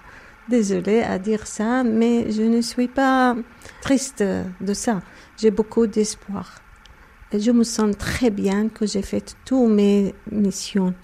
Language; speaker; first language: French; non-native, learner; Arabic